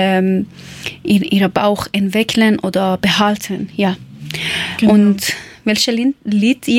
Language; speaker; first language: German; non-native, learner; Persian